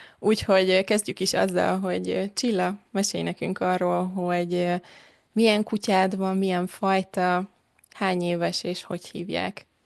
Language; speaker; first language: Hungarian; native; Hungarian